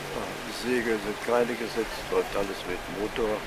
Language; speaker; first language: German; native; German